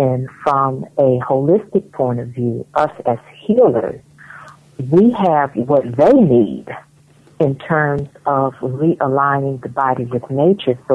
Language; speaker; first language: English; native; English